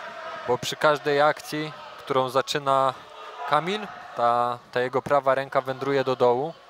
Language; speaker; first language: Polish; native; Polish